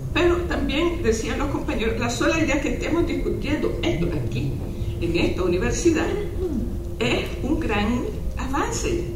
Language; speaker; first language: Spanish; non-native, local second language; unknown